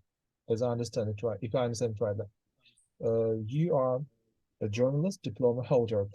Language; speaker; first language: English; non-native, fluent; Russian